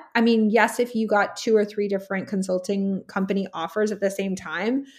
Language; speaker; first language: English; native; English